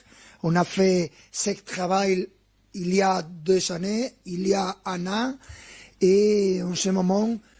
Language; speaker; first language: French; non-native, fluent; Spanish